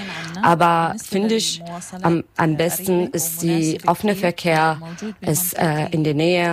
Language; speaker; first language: German; non-native, learner; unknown